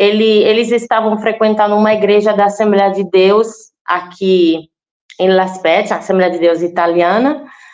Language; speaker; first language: Portuguese; non-native, fluent; Italian